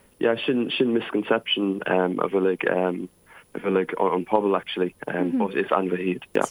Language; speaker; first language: Irish; non-native, local second language; English